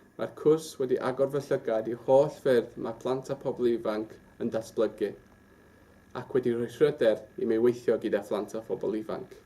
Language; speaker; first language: Welsh; non-native, local second language; English